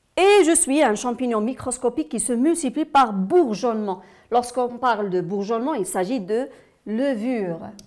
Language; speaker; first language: French; non-native, local second language; Arabic